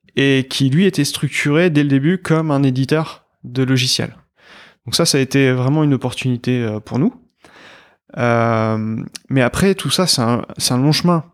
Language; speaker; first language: French; native; French